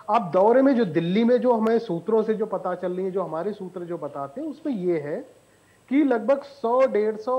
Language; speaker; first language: Hindi; native; Hindi